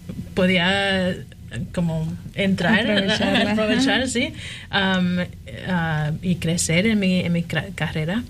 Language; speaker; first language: Spanish; early bilingual, heritage; Spanish